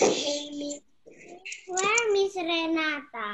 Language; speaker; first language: English; non-native, learner; Indonesian